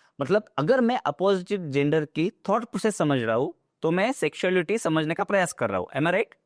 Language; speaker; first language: Hindi; non-native, local second language; Marathi